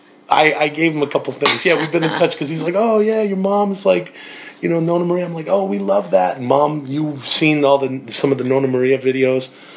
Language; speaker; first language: English; native; English